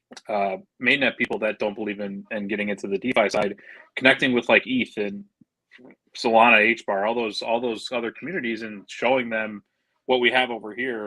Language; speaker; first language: English; native; English